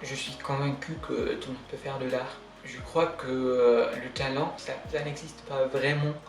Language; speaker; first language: French; non-native, fluent; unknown